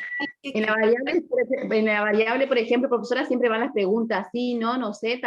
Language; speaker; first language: Spanish; native; Spanish